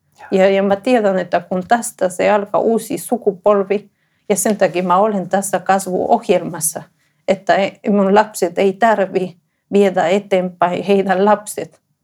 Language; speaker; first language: Finnish; non-native, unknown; Spanish